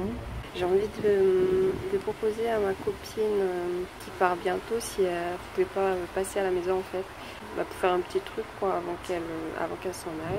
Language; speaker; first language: French; native; French